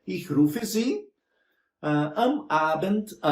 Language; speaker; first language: German; non-native, fluent; Portuguese